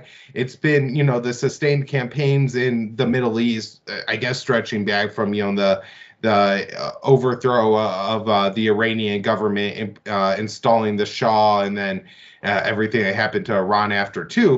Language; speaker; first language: English; native; English